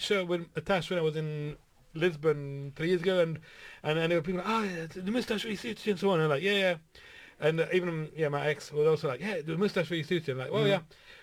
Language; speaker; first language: English; native; English